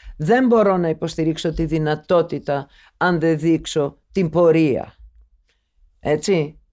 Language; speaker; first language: Greek; early bilingual, other home language; Turkish